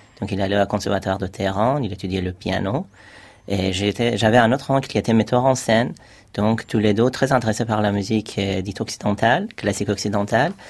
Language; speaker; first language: French; non-native, fluent; Persian